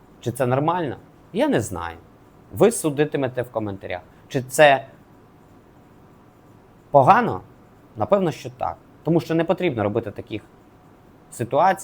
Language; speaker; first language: Ukrainian; native; Ukrainian